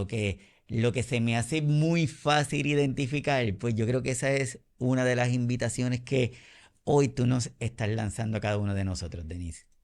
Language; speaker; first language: Spanish; native; Spanish